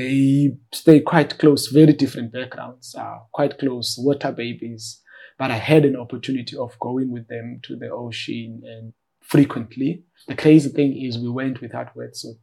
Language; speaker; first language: English; non-native, local second language; Xhosa